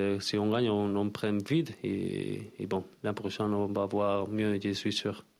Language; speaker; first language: French; non-native, learner; Spanish